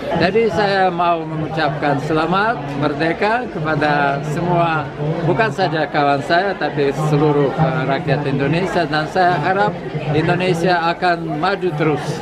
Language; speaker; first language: Indonesian; non-native, fluent; Russian